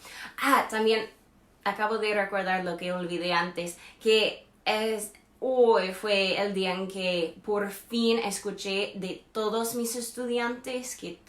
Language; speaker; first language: Spanish; non-native, fluent; English